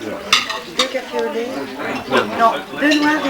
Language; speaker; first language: French; non-native, learner; English